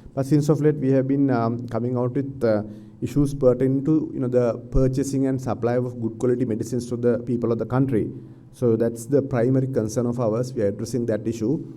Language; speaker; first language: English; non-native, local second language; Sinhala